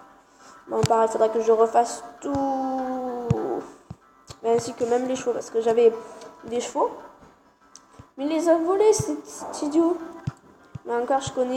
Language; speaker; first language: French; native; French